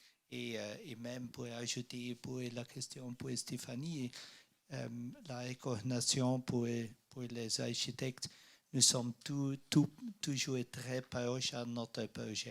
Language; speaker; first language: French; non-native, learner; Dutch